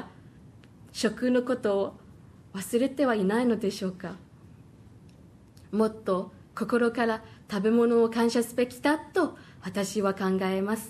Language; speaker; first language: Japanese; non-native, fluent; Chinese